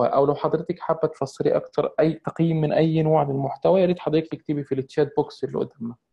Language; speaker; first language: Arabic; native; Arabic